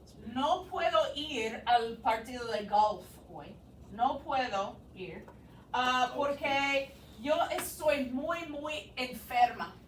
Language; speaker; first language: Spanish; non-native, fluent; English